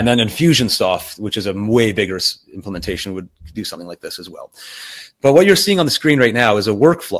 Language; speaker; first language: English; native; English